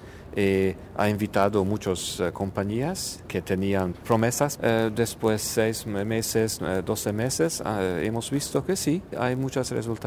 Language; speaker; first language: Spanish; non-native, fluent; Hungarian